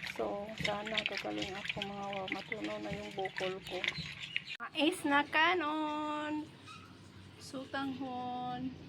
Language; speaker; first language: Filipino; non-native, local second language; Cebuano